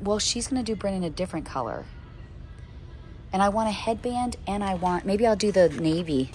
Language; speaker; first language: English; native; English